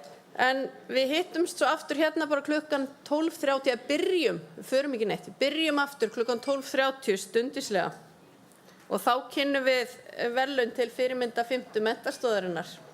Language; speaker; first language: Icelandic; native; Icelandic